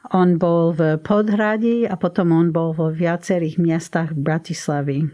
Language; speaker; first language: Slovak; non-native, fluent; English